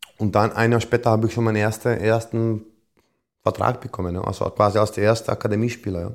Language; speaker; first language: German; non-native, fluent; Croatian